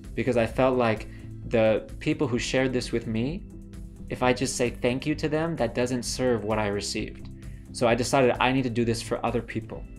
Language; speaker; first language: English; native; English